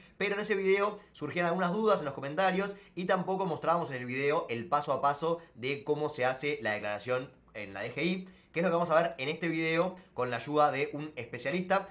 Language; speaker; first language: Spanish; native; Spanish